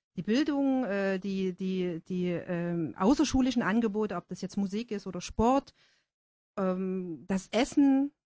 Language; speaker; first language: German; native; German